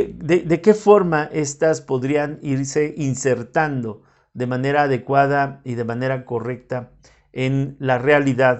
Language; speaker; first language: Spanish; native; Spanish